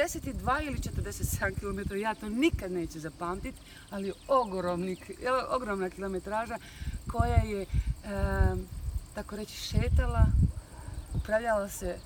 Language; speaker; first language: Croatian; non-native, fluent; German